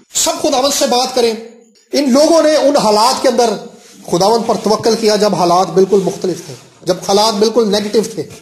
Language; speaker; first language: Urdu; non-native, local second language; Punjabi